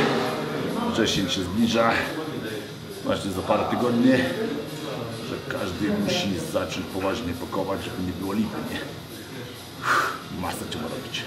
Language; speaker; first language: Polish; non-native, fluent; Lithuanian